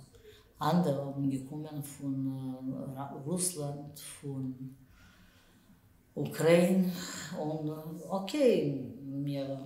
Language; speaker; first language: German; non-native, learner; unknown